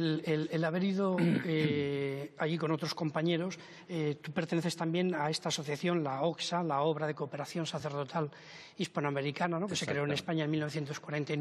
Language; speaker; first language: Spanish; native; Spanish